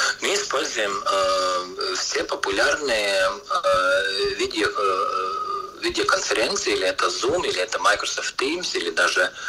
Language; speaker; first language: Russian; non-native, local second language; Latvian